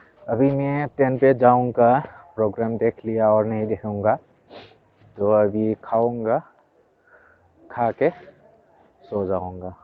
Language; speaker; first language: Hindi; non-native, local second language; Assamese